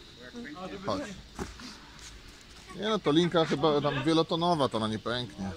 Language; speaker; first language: Polish; native; Polish